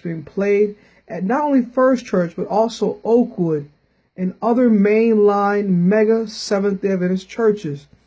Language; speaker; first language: English; native; English